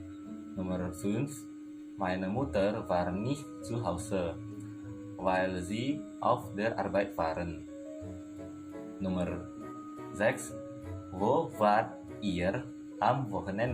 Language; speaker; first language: German; non-native, learner; Indonesian